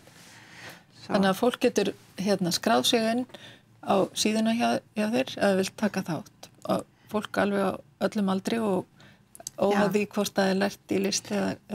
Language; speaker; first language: Icelandic; native; Icelandic